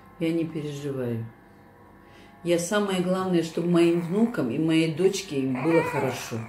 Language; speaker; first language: Russian; non-native, local second language; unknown